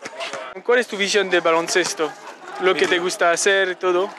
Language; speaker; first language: Spanish; non-native, learner; French